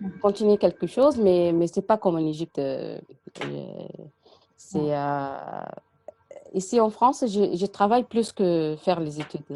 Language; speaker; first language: French; non-native, learner; Arabic